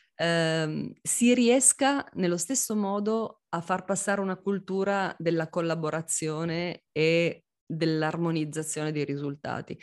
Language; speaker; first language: Italian; native; Italian